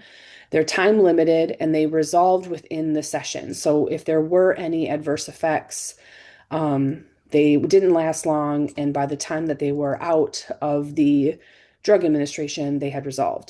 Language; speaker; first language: English; native; English